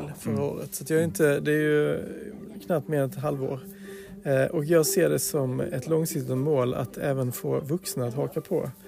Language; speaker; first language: Swedish; native; Swedish